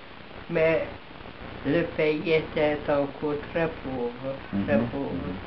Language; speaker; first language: French; non-native, fluent; Hungarian